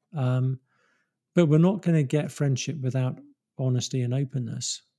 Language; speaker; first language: English; native; English